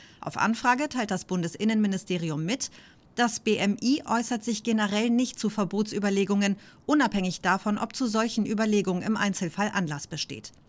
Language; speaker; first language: German; native; German